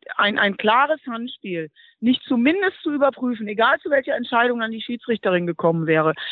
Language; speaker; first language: German; native; German